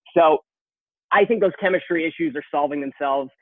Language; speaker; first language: English; native; English